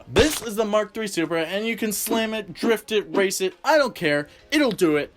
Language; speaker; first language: English; native; English